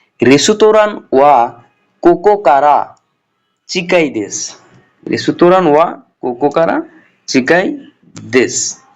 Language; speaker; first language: Japanese; non-native, learner; Bangla